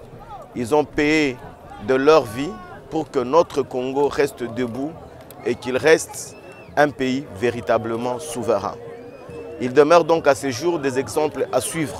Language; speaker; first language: French; non-native, local second language; Lingala